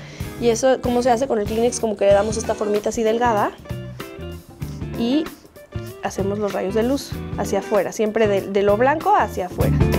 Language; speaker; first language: Spanish; native; Spanish